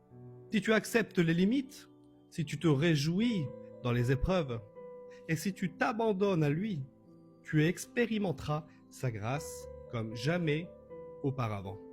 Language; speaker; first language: French; native; French